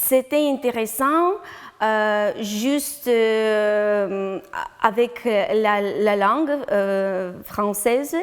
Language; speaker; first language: French; non-native, learner; Ukrainian